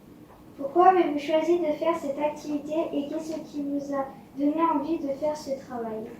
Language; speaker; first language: French; native; French